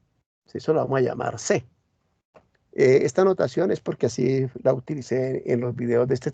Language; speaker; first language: Spanish; native; Spanish